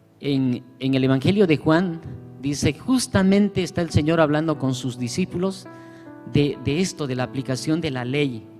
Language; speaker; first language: Spanish; native; Spanish